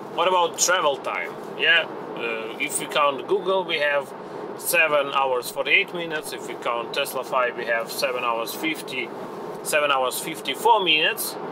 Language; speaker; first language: English; non-native, fluent; Ukrainian